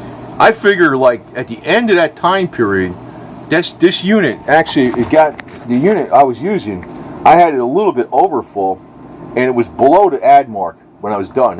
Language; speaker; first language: English; native; English